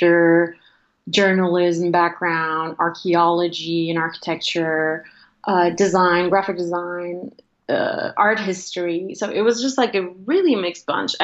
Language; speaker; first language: English; non-native, fluent; Portuguese